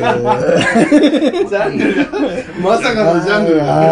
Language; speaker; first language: Japanese; native; Japanese